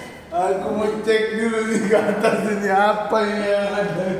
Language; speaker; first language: Indonesian; native; Indonesian